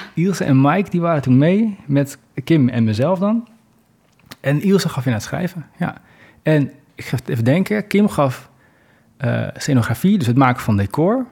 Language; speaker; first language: Dutch; native; Dutch